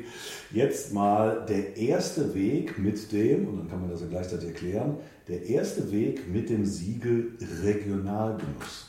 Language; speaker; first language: German; native; German